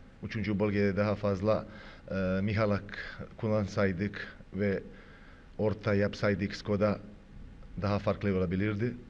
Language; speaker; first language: Turkish; non-native, fluent; Croatian